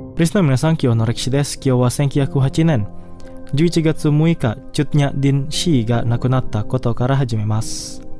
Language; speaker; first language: Japanese; non-native, fluent; Indonesian